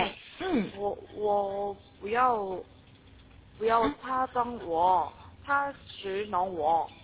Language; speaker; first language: Chinese; non-native, learner; Korean